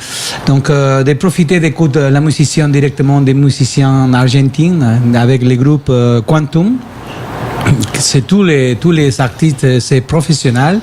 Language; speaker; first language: French; non-native, fluent; Spanish